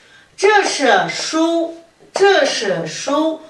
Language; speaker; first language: Chinese; non-native, fluent; Kazakh